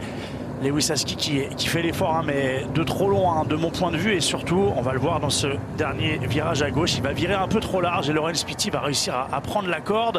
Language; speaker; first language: French; native; French